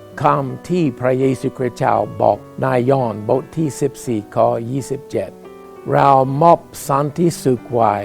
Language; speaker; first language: Thai; non-native, fluent; English